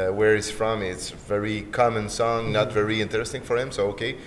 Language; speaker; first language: English; non-native, fluent; French